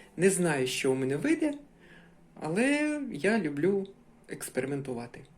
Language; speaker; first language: Ukrainian; non-native, local second language; Russian